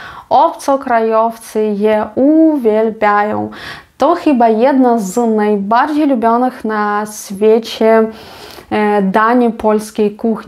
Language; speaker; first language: Polish; non-native, fluent; Ukrainian